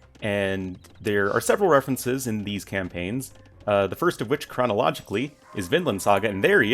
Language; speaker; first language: English; native; English